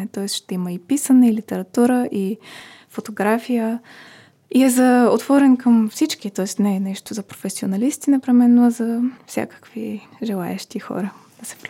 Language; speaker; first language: Bulgarian; native; Bulgarian